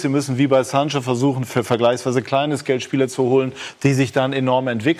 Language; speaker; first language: German; native; German